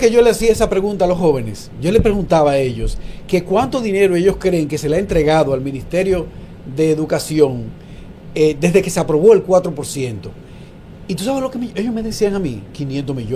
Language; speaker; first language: Spanish; native; Spanish